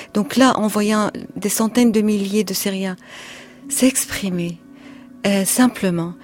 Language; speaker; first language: French; non-native, fluent; Arabic